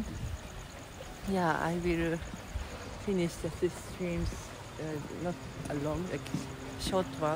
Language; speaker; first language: English; non-native, fluent; Japanese